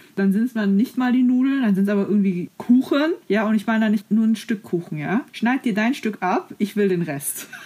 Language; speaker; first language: German; native; German